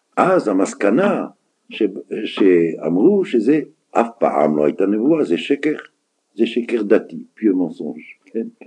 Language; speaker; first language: Hebrew; non-native, fluent; French